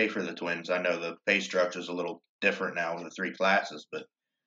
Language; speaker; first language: English; native; English